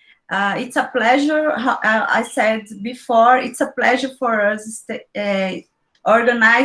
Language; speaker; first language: English; non-native, learner; Portuguese